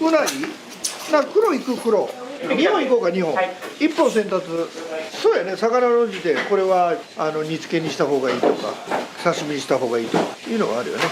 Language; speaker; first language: Japanese; native; Japanese